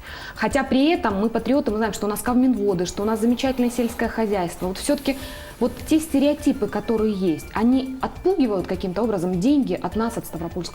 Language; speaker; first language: Russian; native; Russian